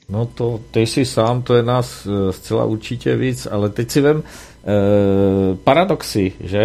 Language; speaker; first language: Czech; native; Czech